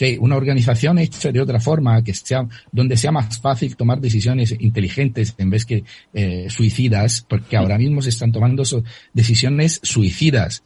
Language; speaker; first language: Spanish; non-native, fluent; Italian